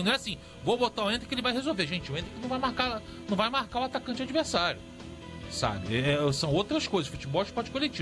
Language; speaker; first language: Portuguese; native; Portuguese